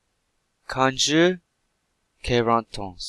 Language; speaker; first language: French; non-native, learner; English